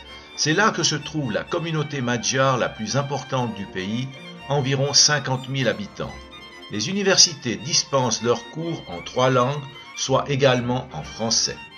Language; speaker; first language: French; native; French